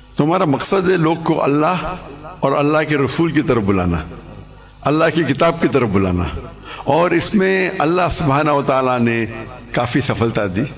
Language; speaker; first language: Urdu; non-native, local second language; English